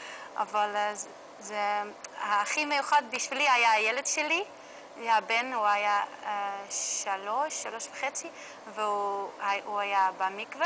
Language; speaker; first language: Hebrew; non-native, learner; Dutch